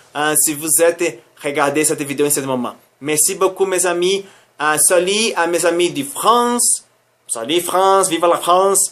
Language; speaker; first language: French; non-native, learner; Spanish